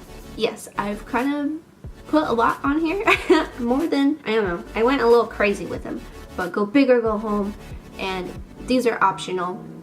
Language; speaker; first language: English; native; English